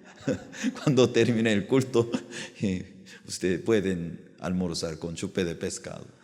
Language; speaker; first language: Spanish; non-native, learner; Korean